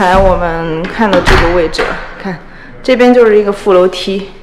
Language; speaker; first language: Chinese; native; Chinese